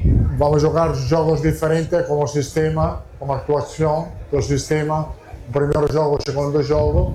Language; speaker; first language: Portuguese; non-native, learner; Italian